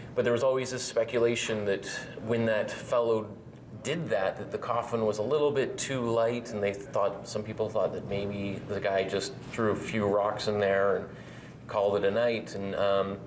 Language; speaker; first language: English; native; English